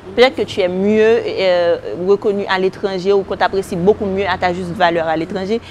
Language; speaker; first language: French; non-native, local second language; Haitian Creole